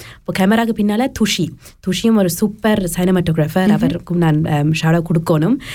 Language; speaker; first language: Tamil; early bilingual, heritage; Tamil